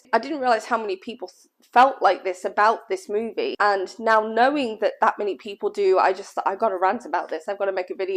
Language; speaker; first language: English; native; English